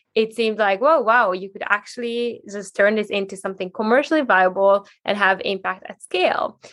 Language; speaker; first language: English; non-native, fluent; Hungarian